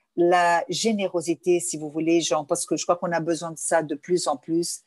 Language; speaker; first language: French; non-native, fluent; Portuguese